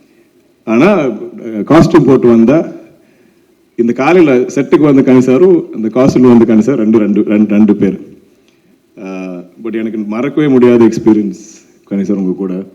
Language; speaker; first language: Tamil; non-native, local second language; Malayalam